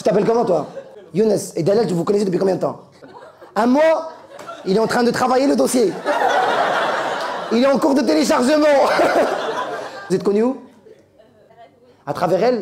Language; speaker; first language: French; native; French